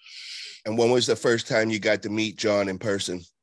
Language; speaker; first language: English; native; English